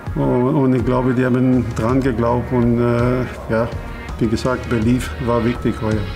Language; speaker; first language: German; non-native, fluent; English